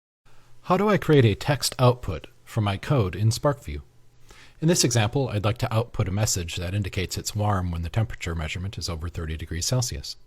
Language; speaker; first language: English; native; English